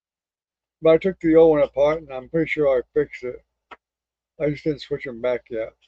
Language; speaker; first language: English; native; English